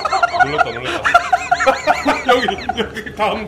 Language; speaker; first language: Korean; native; Korean